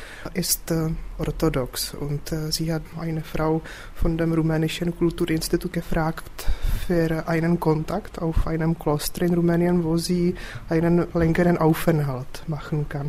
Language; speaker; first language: German; non-native, fluent; Czech